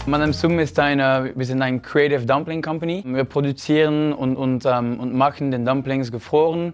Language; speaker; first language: German; non-native, fluent; French